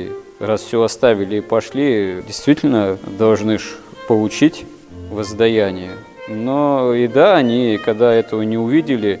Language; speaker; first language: Russian; native; Russian